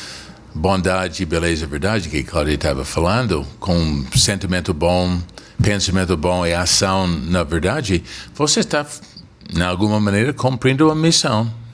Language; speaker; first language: Portuguese; non-native, fluent; English